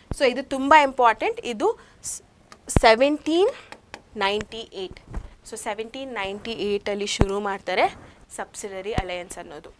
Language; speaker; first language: Kannada; native; Kannada